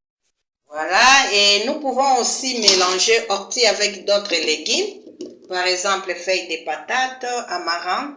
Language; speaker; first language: French; non-native, local second language; Lingala